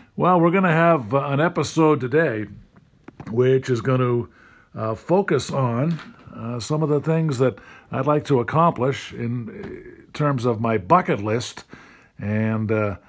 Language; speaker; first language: English; native; English